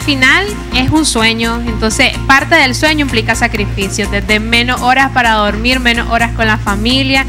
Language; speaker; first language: Spanish; native; Spanish